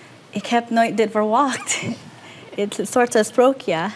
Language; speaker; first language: Dutch; non-native, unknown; English